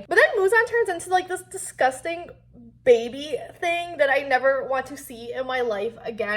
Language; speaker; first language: English; native; English